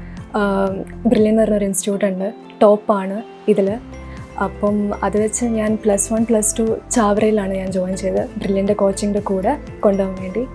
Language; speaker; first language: Malayalam; early bilingual, other home language; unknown